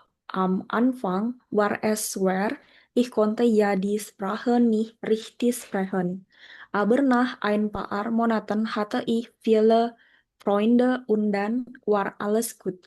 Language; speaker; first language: German; non-native, learner; Indonesian